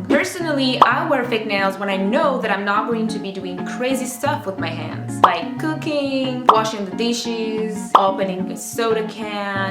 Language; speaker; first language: English; non-native, fluent; French